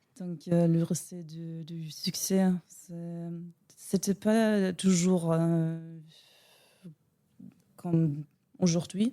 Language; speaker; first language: French; non-native, learner; German